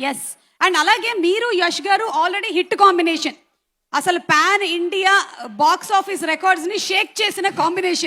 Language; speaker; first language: Telugu; native; Telugu